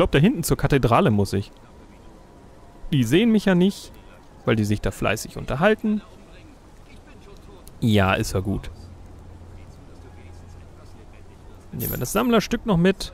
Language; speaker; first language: German; native; German